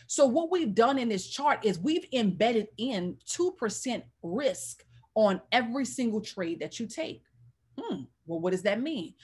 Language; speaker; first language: English; native; English